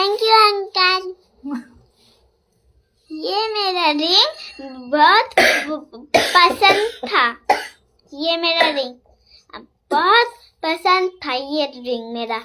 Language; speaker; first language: Hindi; non-native, local second language; Bangla